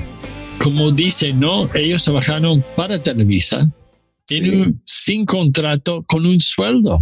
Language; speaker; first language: Spanish; non-native, learner; English